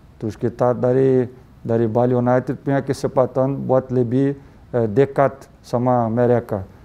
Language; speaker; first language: Indonesian; non-native, learner; Portuguese